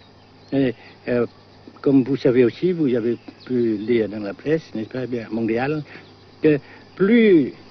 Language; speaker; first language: French; non-native, local second language; Vietnamese